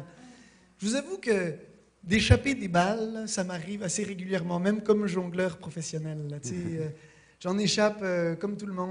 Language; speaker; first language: French; native; French